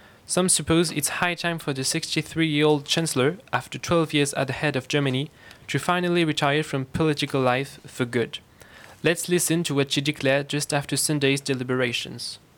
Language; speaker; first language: English; non-native, fluent; French